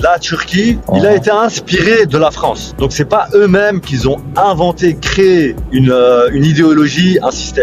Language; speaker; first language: French; early bilingual, other home language; Turkish